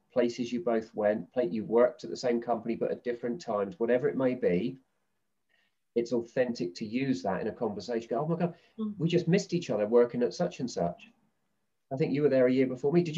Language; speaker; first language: English; native; English